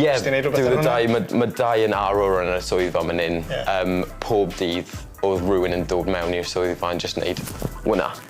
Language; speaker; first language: Welsh; non-native, learner; English